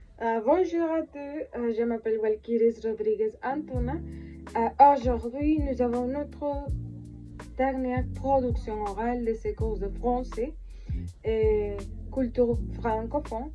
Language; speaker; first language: French; non-native, learner; Spanish